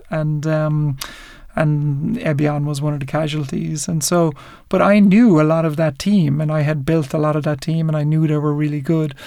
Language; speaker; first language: English; native; English